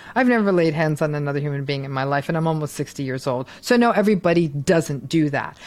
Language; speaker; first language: English; early bilingual, other home language; Hindi